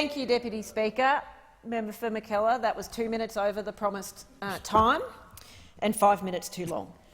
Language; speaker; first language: English; native; English